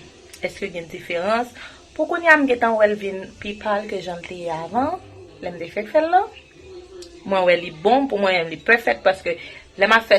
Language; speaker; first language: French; non-native, local second language; Haitian Creole